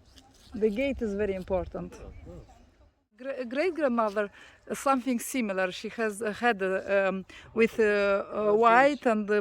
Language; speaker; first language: English; non-native, learner; Romanian